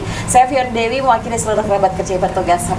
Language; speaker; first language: Indonesian; native; Indonesian